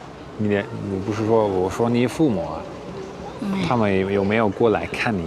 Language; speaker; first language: Chinese; non-native, fluent; Dutch